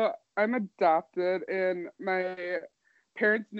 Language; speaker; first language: English; native; English